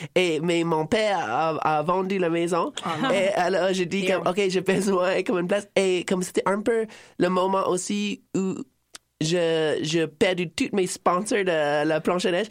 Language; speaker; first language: French; non-native, fluent; English